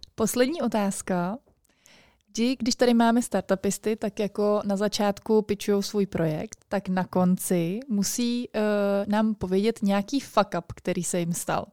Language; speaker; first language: Czech; native; Czech